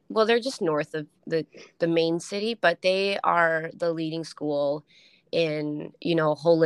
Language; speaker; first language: English; native; English